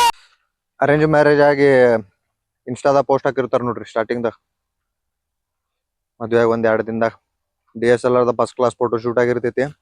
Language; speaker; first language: Kannada; native; Kannada